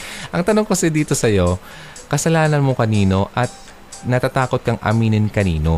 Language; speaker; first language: Filipino; native; Filipino